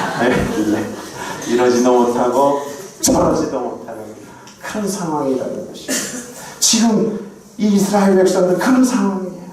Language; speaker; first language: Korean; native; Korean